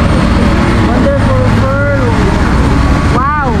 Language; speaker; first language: English; non-native, local second language; Filipino